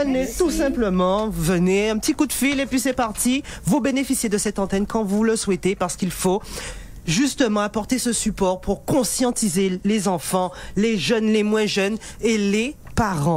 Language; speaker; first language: French; native; French